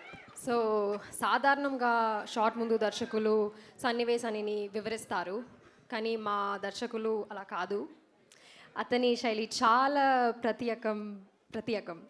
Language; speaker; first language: Telugu; non-native, learner; Malayalam